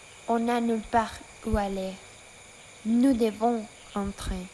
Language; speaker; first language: French; non-native, learner; Spanish